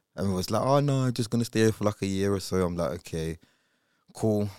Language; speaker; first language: English; early bilingual, other home language; Italian